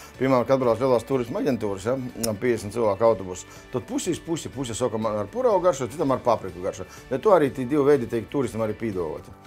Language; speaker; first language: Latvian; native; Latvian